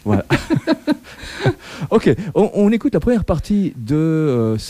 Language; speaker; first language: French; native; French